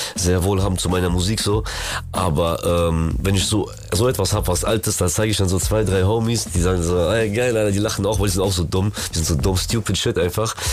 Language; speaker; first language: German; early bilingual, other home language; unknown